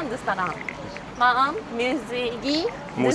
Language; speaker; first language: Persian; non-native, learner; Japanese